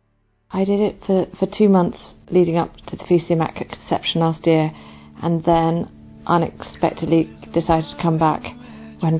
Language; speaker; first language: English; native; English